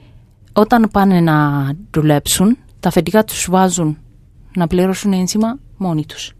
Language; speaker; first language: Greek; non-native, fluent; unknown